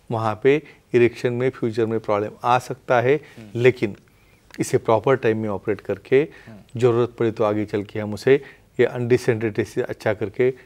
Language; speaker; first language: Hindi; non-native, local second language; Marathi